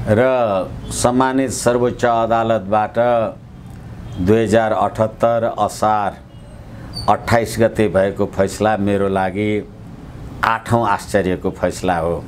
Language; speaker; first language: Nepali; native; Nepali